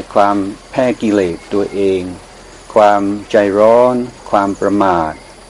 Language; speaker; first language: Thai; non-native, fluent; English